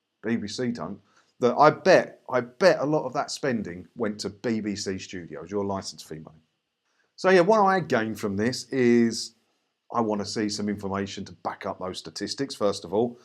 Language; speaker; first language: English; native; English